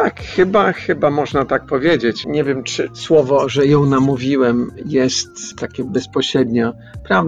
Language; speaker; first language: Polish; early bilingual, heritage; Polish